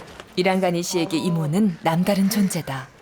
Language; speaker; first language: Korean; native; Korean